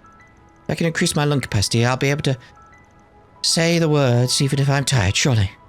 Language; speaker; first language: English; native; English